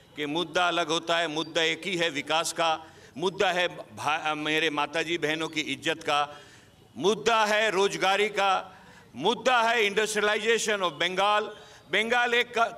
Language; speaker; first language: Hindi; non-native, local second language; Gujarati